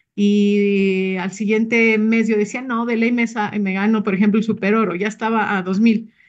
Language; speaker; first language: Spanish; native; Spanish